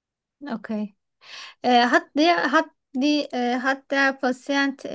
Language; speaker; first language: German; non-native, learner; Turkish